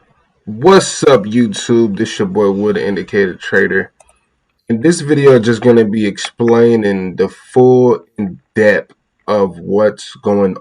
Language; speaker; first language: English; native; English